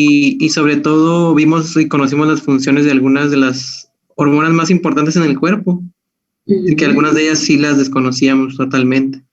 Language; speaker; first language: Spanish; native; Spanish